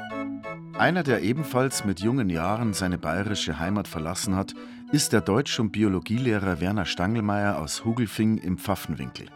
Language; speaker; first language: German; native; German